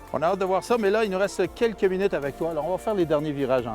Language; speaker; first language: French; native; French